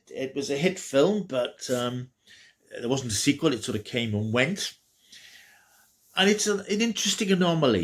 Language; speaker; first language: English; native; English